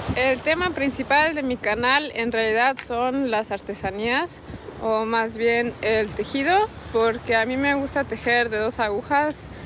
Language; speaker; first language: Spanish; early bilingual, heritage; Spanish